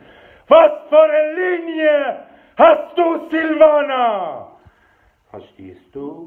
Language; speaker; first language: German; non-native, fluent; Persian